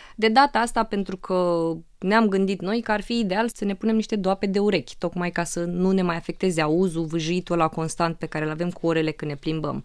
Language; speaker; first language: Romanian; non-native, local second language; Russian